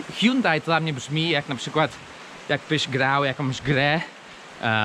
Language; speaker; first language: Polish; non-native, fluent; English